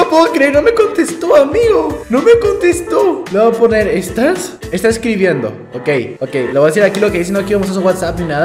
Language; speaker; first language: Spanish; native; Spanish